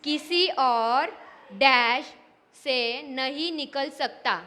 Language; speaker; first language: Hindi; non-native, local second language; Marathi